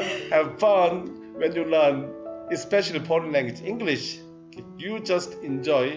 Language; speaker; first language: English; non-native, learner; Korean